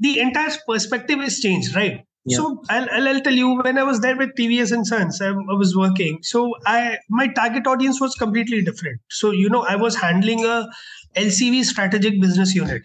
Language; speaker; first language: English; non-native, local second language; Hindi